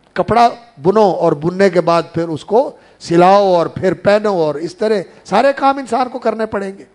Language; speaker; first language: Urdu; non-native, local second language; Punjabi